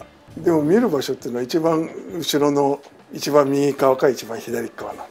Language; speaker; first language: Japanese; native; Japanese